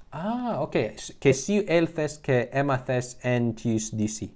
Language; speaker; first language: Greek; non-native, learner; English